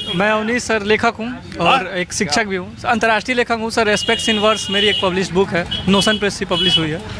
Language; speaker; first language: Hindi; native; Hindi